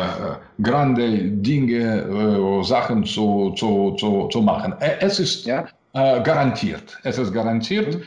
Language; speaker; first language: German; non-native, learner; Russian